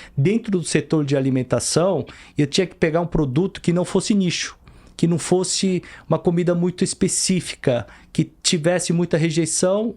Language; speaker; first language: Portuguese; early bilingual, other home language; Korean